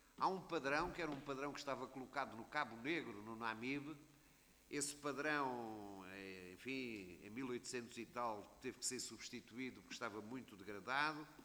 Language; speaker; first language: Portuguese; native; Portuguese